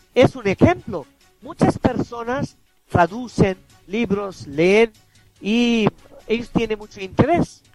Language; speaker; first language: Spanish; non-native, fluent; Bangla